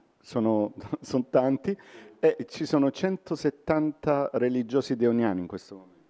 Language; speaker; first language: Italian; native; Italian